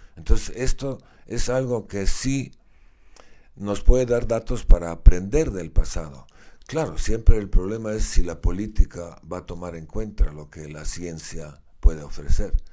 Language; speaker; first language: Spanish; non-native, fluent; Slovenian